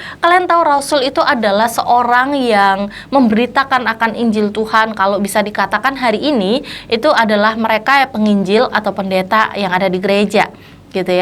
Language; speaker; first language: Indonesian; native; Indonesian